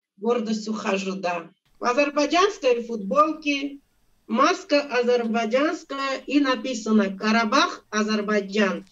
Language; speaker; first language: Russian; non-native, local second language; Armenian